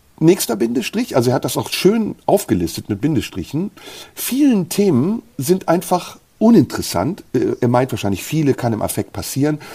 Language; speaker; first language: German; early bilingual, other home language; Turkish